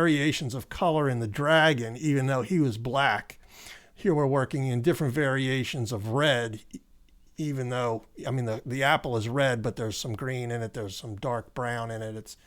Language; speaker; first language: English; native; English